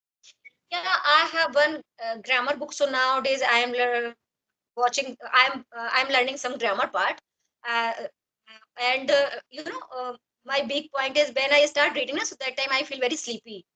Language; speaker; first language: English; non-native, learner; Hindi